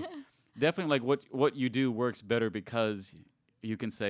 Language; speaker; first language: English; native; English